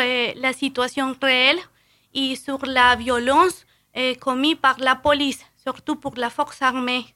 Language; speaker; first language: French; non-native, fluent; Spanish